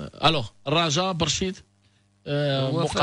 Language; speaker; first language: Arabic; native; Arabic